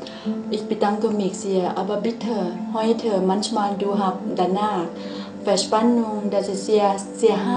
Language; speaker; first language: German; non-native, learner; Thai